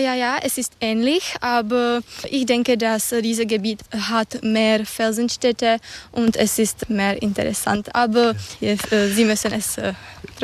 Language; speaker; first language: German; non-native, learner; Czech